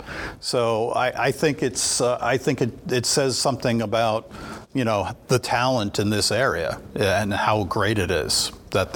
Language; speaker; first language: English; native; English